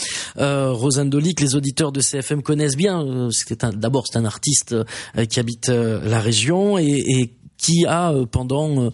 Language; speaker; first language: French; native; French